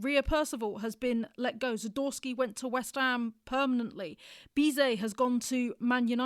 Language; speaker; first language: English; native; English